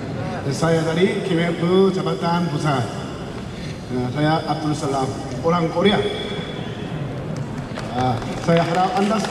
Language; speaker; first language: Indonesian; non-native, learner; Korean